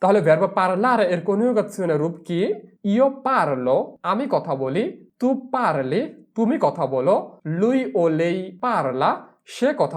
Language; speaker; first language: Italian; non-native, fluent; Bangla